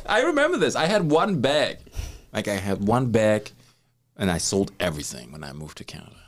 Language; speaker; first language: English; non-native, fluent; German